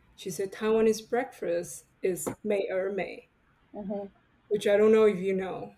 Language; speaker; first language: English; non-native, fluent; Chinese